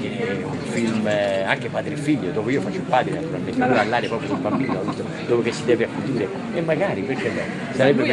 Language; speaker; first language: Italian; native; Italian